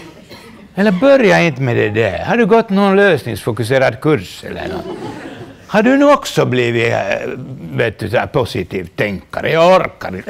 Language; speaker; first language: Swedish; non-native, local second language; Finnish